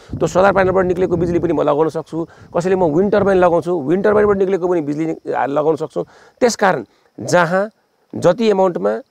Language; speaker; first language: Nepali; native; Nepali